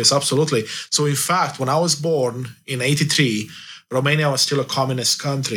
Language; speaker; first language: English; non-native, fluent; Romanian